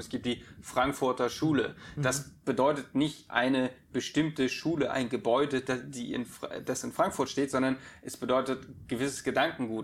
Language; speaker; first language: German; native; German